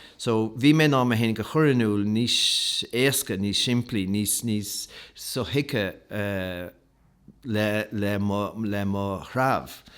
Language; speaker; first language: Irish; native; Irish